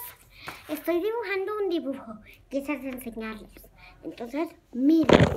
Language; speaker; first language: Spanish; early bilingual, heritage; English